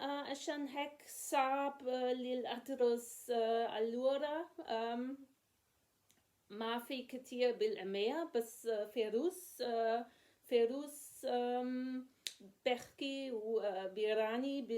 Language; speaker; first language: Arabic; non-native, learner; English